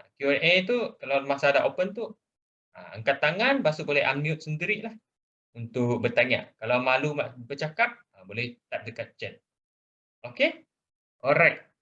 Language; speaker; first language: Malay; non-native, local second language; Chinese